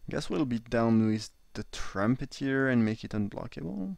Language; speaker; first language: English; non-native, fluent; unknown